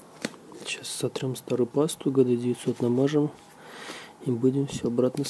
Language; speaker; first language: Russian; native; Russian